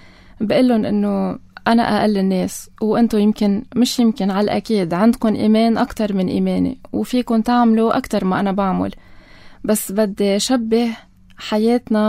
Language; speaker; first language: Arabic; native; Arabic